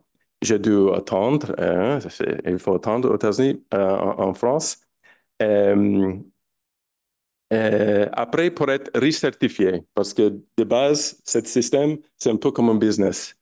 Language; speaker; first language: French; non-native, fluent; English